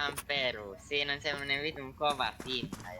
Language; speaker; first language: Finnish; native; Finnish